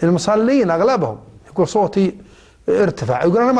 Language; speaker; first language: Arabic; native; Arabic